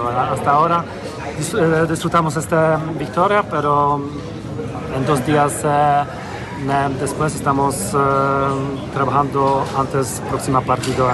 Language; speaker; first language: Spanish; non-native, fluent; Polish